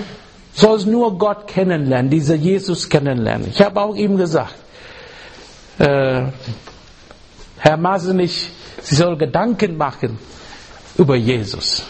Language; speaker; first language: German; non-native, learner; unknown